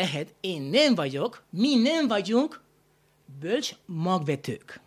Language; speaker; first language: Hungarian; non-native, learner; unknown